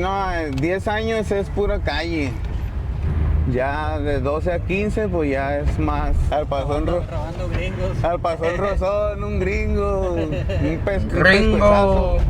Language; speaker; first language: Spanish; native; Spanish